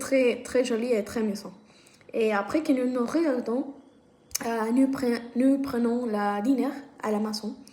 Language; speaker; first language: French; non-native, learner; Spanish